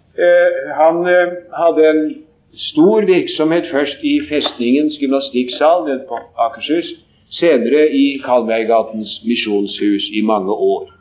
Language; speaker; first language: Norwegian; native; Norwegian